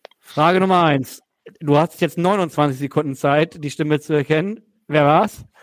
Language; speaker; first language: German; native; German